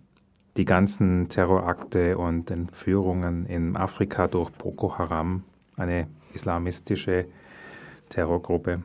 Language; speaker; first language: German; native; German